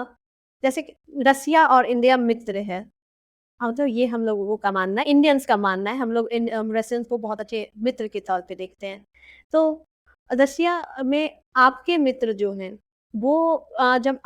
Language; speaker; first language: Hindi; native; Hindi